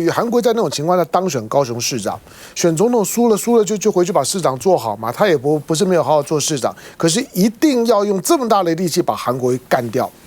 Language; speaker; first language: Chinese; native; Chinese